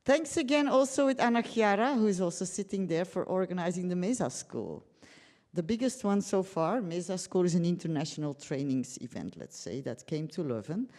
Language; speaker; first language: English; non-native, fluent; Dutch